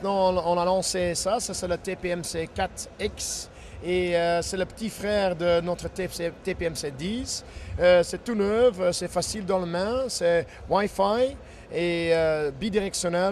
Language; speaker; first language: French; non-native, fluent; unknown